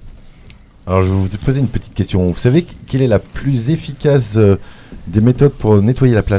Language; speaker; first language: French; native; French